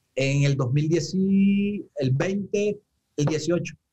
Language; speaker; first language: Spanish; native; Spanish